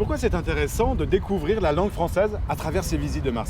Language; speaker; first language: French; native; French